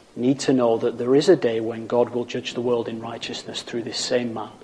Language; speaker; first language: English; native; English